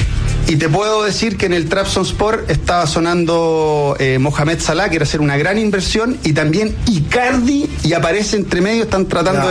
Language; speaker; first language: Spanish; native; Spanish